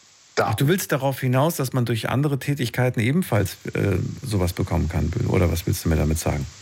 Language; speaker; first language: German; native; German